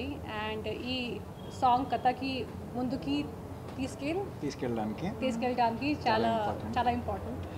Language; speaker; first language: Telugu; non-native, learner; Hindi